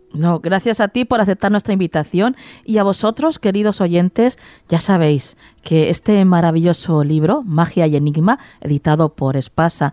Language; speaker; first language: Spanish; native; Spanish